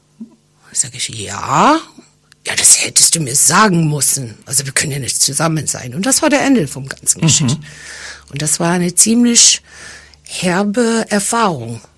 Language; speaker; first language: German; non-native, fluent; English